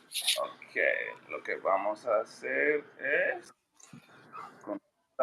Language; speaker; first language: Spanish; non-native, learner; English